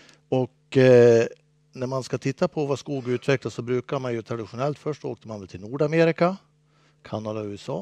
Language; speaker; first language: Swedish; native; Swedish